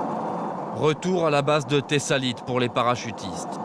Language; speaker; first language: French; native; French